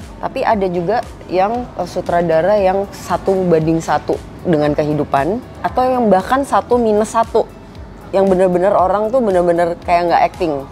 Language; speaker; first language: Indonesian; non-native, local second language; Javanese